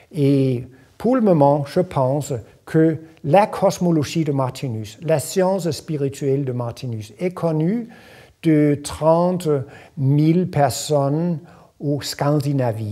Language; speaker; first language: French; non-native, fluent; Danish